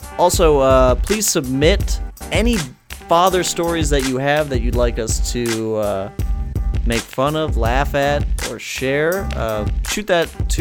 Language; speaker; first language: English; native; English